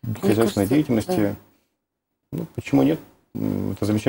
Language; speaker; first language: Russian; native; Russian